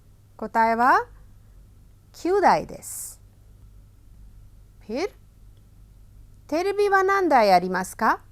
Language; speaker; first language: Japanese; non-native, fluent; Hindi